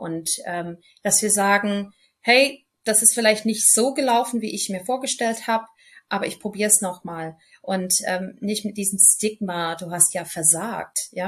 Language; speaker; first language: German; non-native, fluent; English